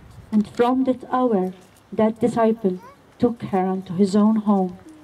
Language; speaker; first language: English; non-native, fluent; Maltese